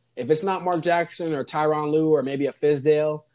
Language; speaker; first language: English; native; English